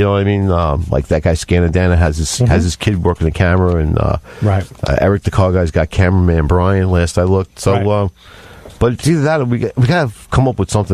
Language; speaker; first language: English; native; English